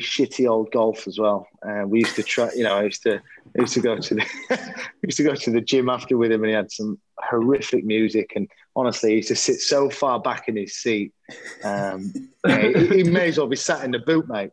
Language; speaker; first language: English; native; English